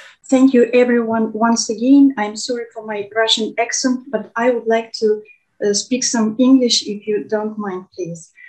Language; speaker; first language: English; non-native, fluent; Russian